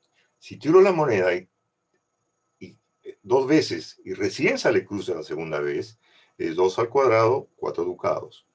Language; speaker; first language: Spanish; native; Spanish